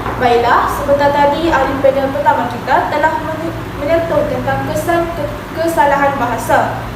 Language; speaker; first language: Malay; native; Malay